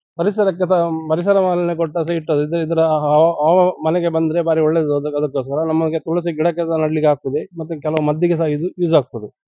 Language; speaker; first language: Kannada; non-native, local second language; Tulu